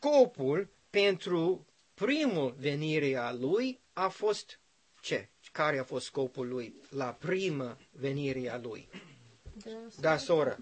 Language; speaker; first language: Romanian; non-native, learner; English